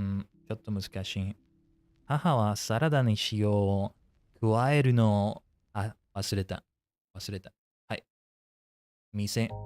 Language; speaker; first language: Japanese; non-native, learner; English